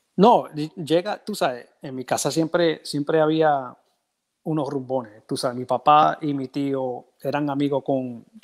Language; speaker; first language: Spanish; early bilingual, heritage; Spanish